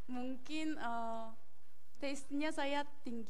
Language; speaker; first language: Indonesian; non-native, learner; Korean